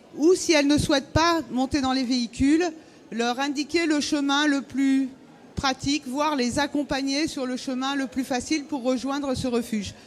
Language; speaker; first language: French; native; French